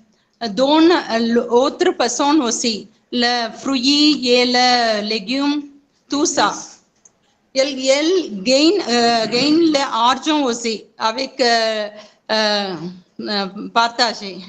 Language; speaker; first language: French; non-native, learner; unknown